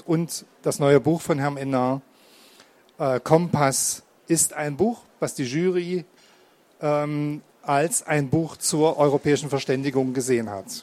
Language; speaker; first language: German; native; German